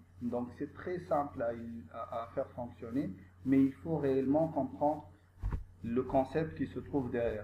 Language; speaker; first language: French; non-native, local second language; Arabic